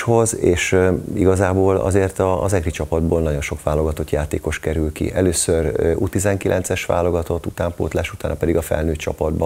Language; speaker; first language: Hungarian; native; Hungarian